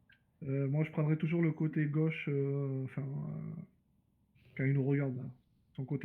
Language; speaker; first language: French; native; French